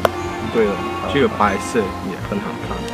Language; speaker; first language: Chinese; non-native, learner; English